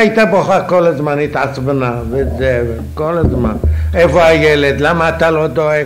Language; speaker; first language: Hebrew; non-native, fluent; Arabic